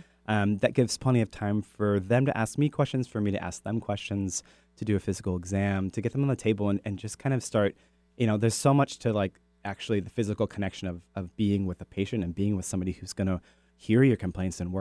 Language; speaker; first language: English; native; English